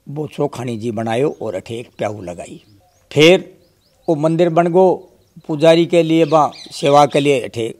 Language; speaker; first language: Hindi; native; Hindi